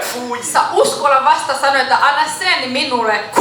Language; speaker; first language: Finnish; non-native, learner; Kinyarwanda